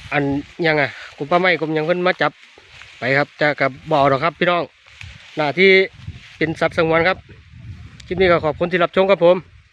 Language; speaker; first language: Thai; native; Thai